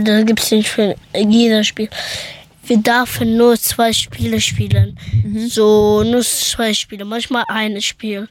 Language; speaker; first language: German; early bilingual, other home language; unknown